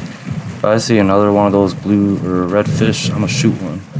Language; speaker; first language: English; native; English